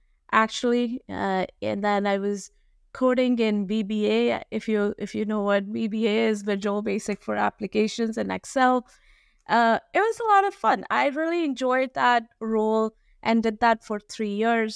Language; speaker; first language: English; non-native, local second language; Hindi